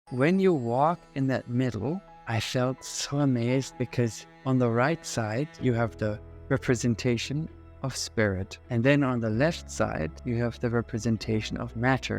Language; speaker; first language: English; non-native, fluent; German